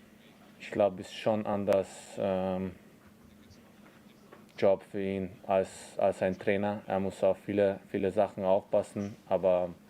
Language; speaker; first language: German; non-native, fluent; Hungarian